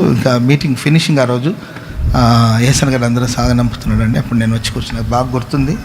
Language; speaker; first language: Telugu; non-native, local second language; Kannada